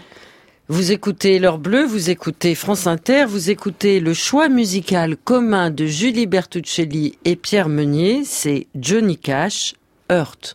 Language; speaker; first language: French; native; French